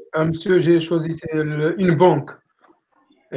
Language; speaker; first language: French; non-native, local second language; Arabic